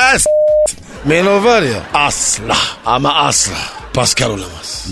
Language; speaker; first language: Turkish; non-native, learner; French